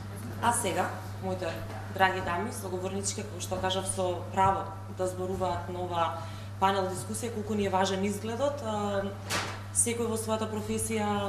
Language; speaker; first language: Macedonian; native; Macedonian